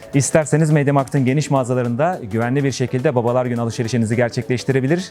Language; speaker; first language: Turkish; native; Turkish